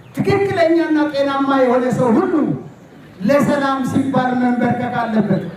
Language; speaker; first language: Amharic; non-native, local second language; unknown